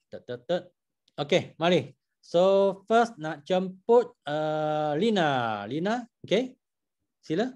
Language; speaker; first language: Malay; non-native, local second language; Chinese